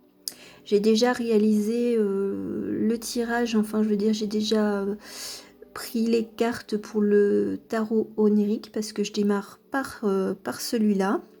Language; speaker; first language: French; native; French